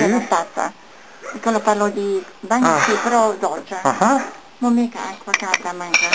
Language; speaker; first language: Italian; non-native, learner; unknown